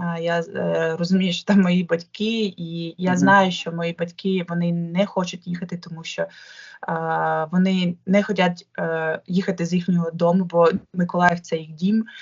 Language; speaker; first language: Ukrainian; non-native, local second language; Russian